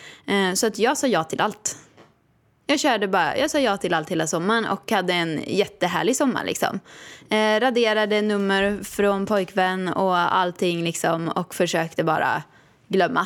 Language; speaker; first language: Swedish; native; Swedish